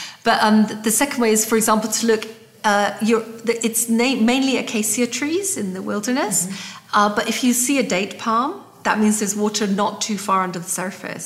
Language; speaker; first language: English; native; English